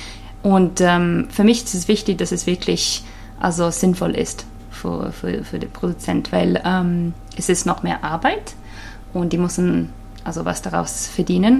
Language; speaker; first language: German; non-native, fluent; Japanese